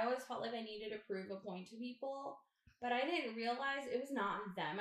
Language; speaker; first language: English; native; English